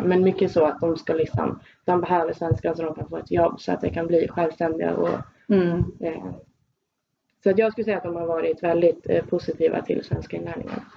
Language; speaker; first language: Swedish; native; Swedish